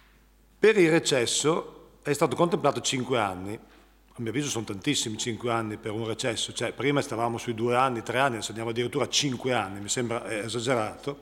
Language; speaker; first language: Italian; native; Italian